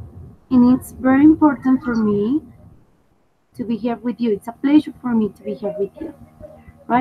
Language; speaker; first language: English; non-native, fluent; Spanish